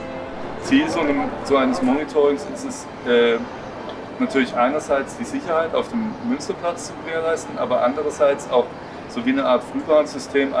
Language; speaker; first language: German; native; German